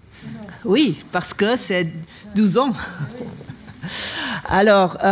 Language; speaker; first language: French; non-native, learner; German